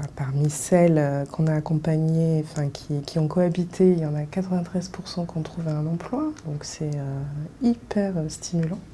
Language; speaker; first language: French; native; French